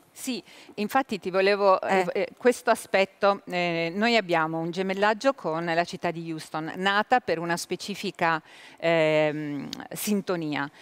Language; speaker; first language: Italian; native; Italian